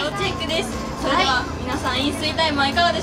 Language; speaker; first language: Japanese; native; Japanese